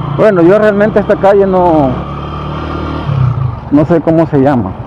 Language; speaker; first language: Spanish; native; Spanish